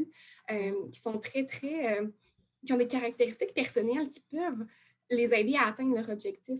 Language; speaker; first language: French; native; French